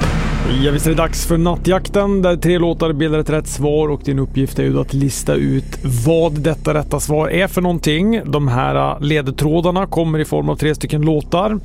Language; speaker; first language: Swedish; native; Swedish